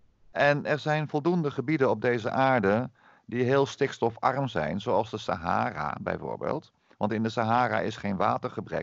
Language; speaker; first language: Dutch; native; Dutch